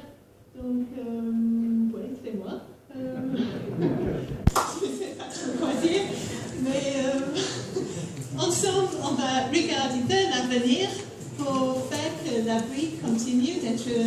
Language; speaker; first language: French; non-native, fluent; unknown